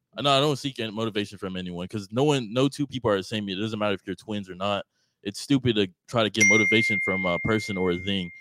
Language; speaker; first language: English; native; English